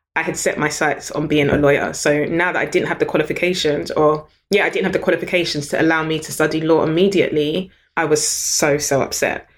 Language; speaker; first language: English; native; English